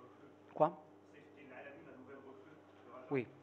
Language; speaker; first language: French; non-native, fluent; Spanish